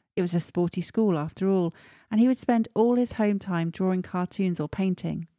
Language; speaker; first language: English; native; English